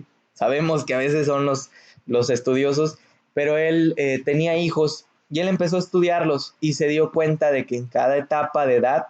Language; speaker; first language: Spanish; native; Spanish